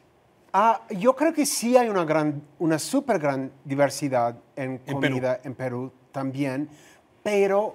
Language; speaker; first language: Spanish; non-native, fluent; English